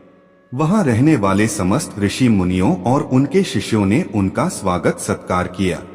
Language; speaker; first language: Hindi; native; Hindi